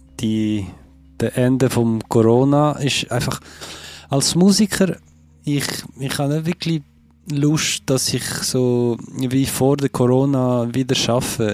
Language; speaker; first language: German; non-native, fluent; French